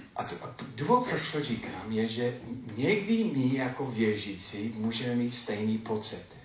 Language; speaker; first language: Czech; non-native, fluent; English